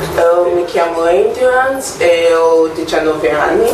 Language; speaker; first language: Italian; non-native, learner; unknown